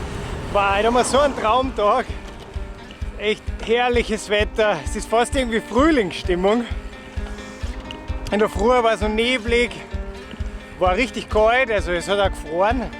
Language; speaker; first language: German; native; German